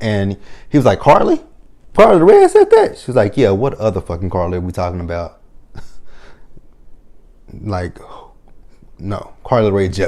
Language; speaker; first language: English; native; English